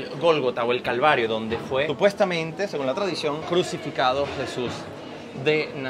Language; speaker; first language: Spanish; native; Spanish